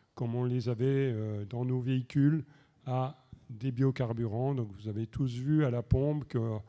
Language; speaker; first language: French; native; French